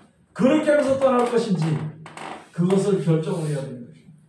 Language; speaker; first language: Korean; native; Korean